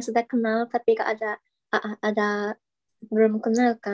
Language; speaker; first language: Indonesian; non-native, fluent; Japanese